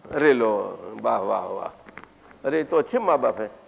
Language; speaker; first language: Hindi; non-native, local second language; Gujarati